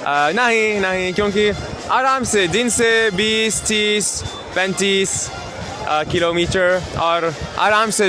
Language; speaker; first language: Hindi; non-native, learner; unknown